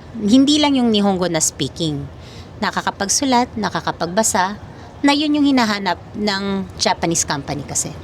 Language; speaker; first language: Filipino; native; Filipino